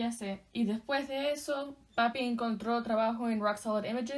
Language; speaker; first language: Spanish; early bilingual, heritage; Spanish